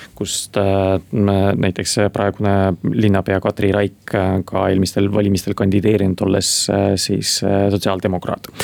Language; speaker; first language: Estonian; non-native, local second language; Russian